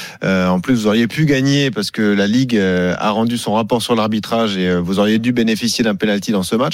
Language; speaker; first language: French; native; French